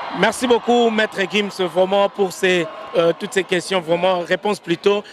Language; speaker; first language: French; non-native, local second language; Lingala